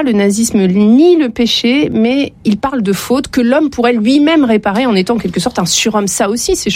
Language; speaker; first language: French; native; French